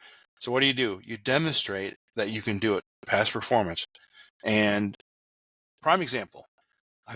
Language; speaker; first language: English; native; English